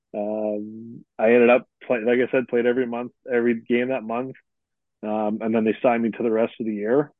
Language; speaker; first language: English; native; English